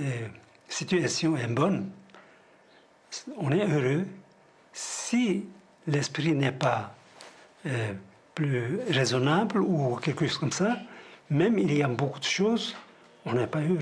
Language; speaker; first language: French; non-native, fluent; Tibetan